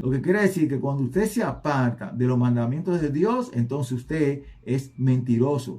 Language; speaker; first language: Spanish; native; Spanish